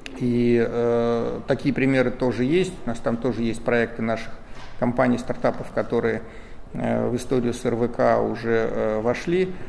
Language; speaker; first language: Russian; native; Russian